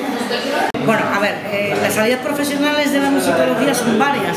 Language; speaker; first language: Spanish; native; Spanish